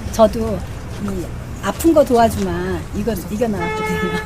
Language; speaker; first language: Korean; native; Korean